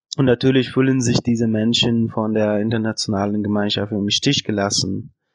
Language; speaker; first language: German; non-native, fluent; Persian